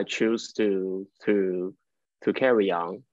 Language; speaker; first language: English; non-native, learner; Chinese